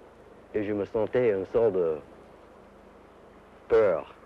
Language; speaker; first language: French; non-native, fluent; English